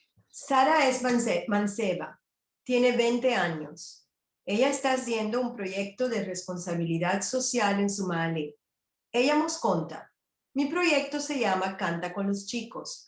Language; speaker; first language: Spanish; non-native, learner; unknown